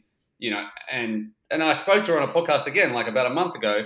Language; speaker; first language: English; native; English